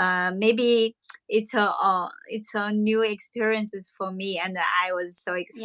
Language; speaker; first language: English; non-native, learner; Chinese